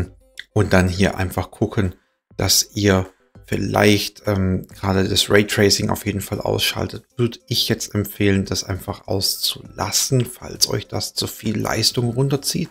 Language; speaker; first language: German; native; German